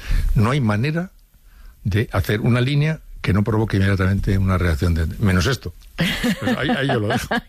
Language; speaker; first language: Spanish; native; Spanish